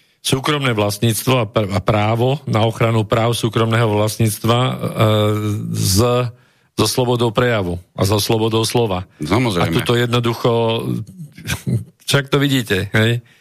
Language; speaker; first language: Slovak; native; Slovak